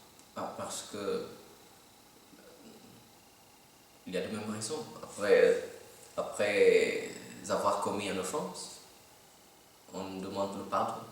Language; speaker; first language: French; non-native, learner; Filipino